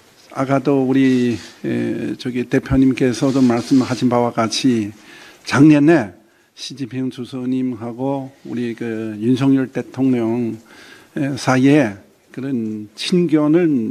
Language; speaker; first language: Korean; non-native, fluent; Chinese